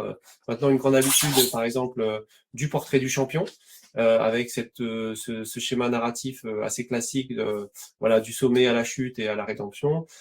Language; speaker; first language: French; native; French